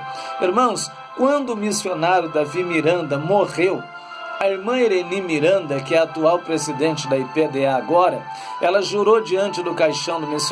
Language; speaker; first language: Portuguese; native; Portuguese